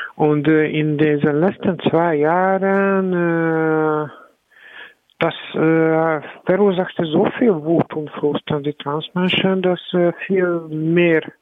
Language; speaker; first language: German; non-native, learner; Hungarian